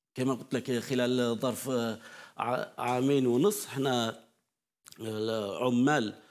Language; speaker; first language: Arabic; non-native, fluent; Turkish